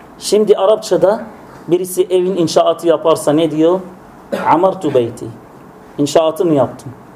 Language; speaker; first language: Turkish; non-native, fluent; Arabic